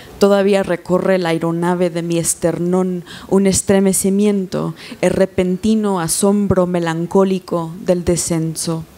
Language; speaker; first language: Spanish; non-native, fluent; English